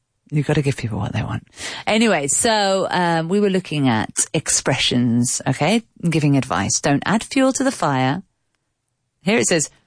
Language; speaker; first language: English; native; English